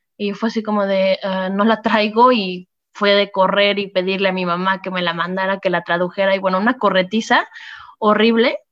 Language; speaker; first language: Spanish; native; Spanish